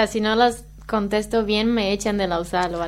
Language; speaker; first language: Spanish; non-native, fluent; Portuguese